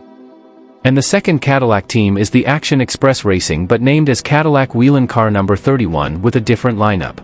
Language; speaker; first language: English; non-native, fluent; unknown